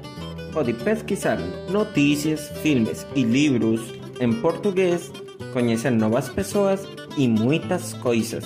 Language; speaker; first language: Portuguese; non-native, learner; Spanish